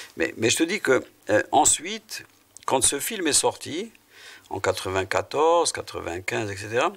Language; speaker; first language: French; non-native, local second language; Arabic